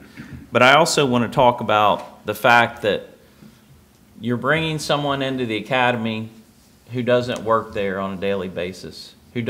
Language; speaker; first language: English; native; English